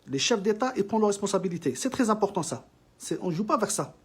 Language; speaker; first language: French; non-native, local second language; Arabic